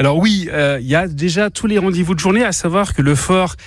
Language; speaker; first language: French; native; French